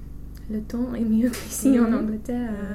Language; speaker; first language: French; non-native, fluent; English